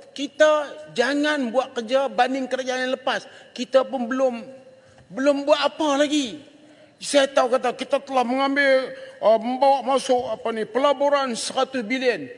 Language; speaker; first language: Malay; native; Malay